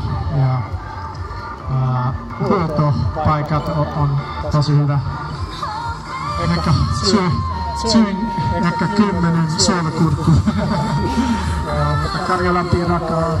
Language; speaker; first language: Finnish; non-native, learner; English